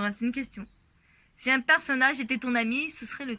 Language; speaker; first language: French; native; French